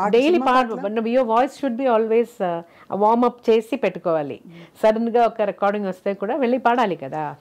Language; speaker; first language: Telugu; non-native, fluent; Malayalam